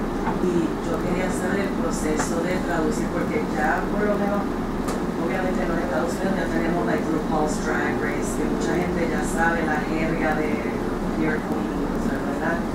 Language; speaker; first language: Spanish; early bilingual, other home language; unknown